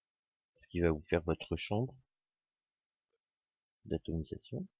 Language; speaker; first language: French; native; French